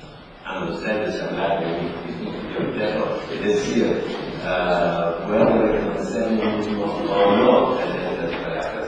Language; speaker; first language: Spanish; non-native, learner; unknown